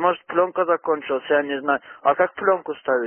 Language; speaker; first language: Russian; non-native, local second language; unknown